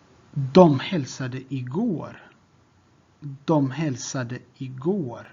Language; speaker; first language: Swedish; non-native, fluent; Tigrinya